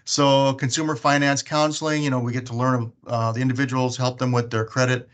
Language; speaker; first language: English; native; English